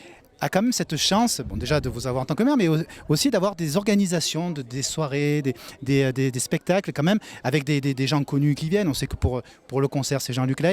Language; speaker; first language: French; native; French